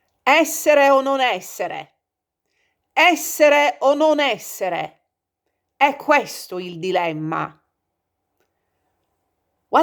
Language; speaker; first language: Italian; non-native, fluent; English